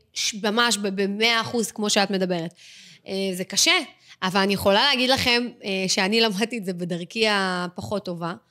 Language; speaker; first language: Hebrew; native; Hebrew